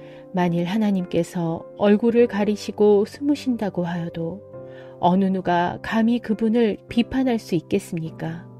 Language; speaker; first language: Korean; native; Korean